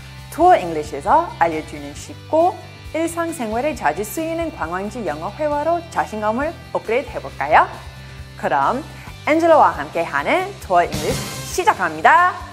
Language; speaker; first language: Korean; non-native, fluent; English